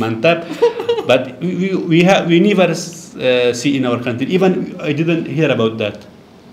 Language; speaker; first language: English; non-native, learner; Persian